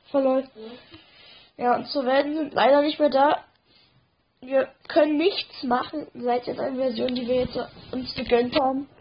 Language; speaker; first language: German; native; German